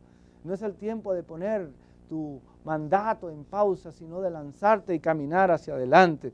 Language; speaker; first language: Spanish; native; Spanish